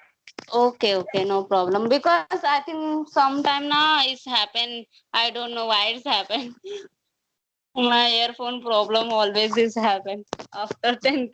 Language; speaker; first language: English; non-native, learner; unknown